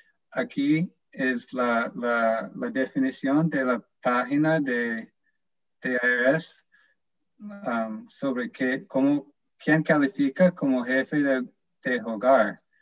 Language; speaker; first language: Spanish; non-native, fluent; English